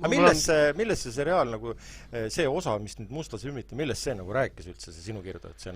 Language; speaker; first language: Estonian; native; Estonian